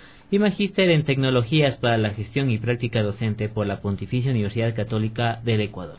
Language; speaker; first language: Spanish; native; Spanish